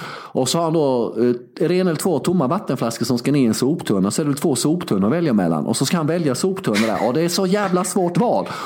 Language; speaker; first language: Swedish; early bilingual, other home language; Serbian